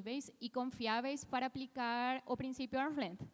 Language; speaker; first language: Portuguese; non-native, fluent; Spanish